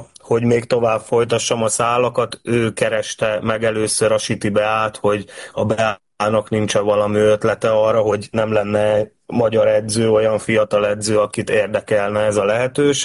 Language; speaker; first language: Hungarian; native; Hungarian